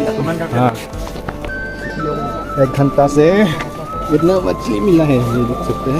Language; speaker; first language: Hindi; non-native, local second language; Karbi